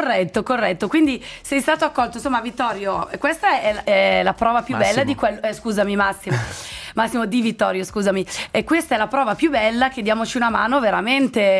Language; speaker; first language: Italian; native; Italian